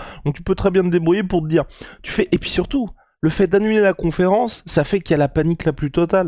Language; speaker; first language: French; native; French